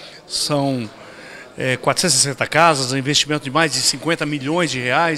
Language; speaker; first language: Portuguese; native; Portuguese